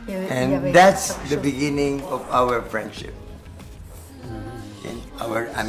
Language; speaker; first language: English; non-native, learner; French